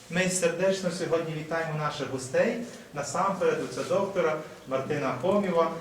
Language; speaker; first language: Ukrainian; native; Ukrainian